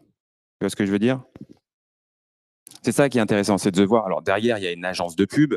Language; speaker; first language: French; native; French